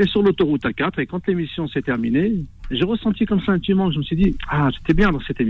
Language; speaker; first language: French; early bilingual, other home language; Arabic